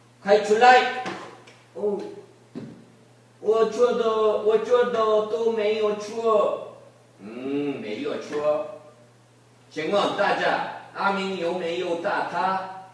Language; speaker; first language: Chinese; non-native, learner; Korean